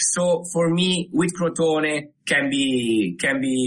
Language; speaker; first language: English; non-native, learner; Italian